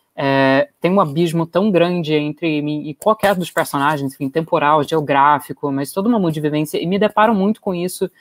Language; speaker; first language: Portuguese; non-native, fluent; English